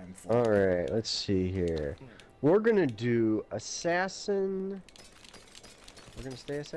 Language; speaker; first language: English; native; English